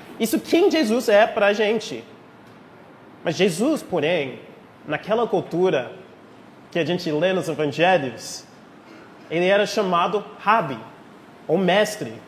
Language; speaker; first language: Portuguese; non-native, fluent; English